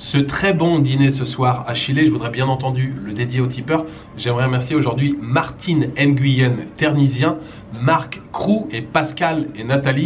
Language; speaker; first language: French; native; French